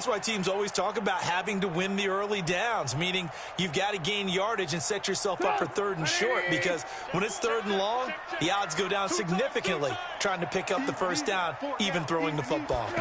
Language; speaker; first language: English; native; English